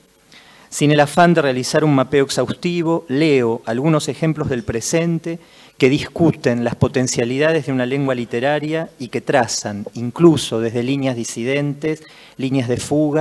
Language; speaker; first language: Spanish; native; Spanish